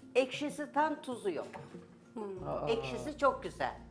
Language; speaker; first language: Turkish; native; Turkish